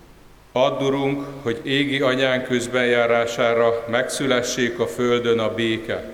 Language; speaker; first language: Hungarian; native; Hungarian